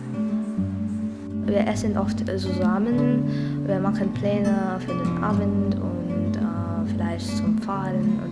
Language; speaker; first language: German; non-native, fluent; Marathi